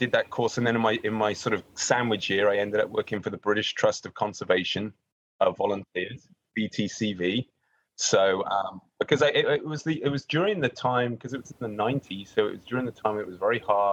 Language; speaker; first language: English; native; English